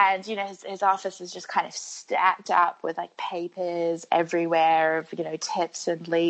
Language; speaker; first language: English; native; English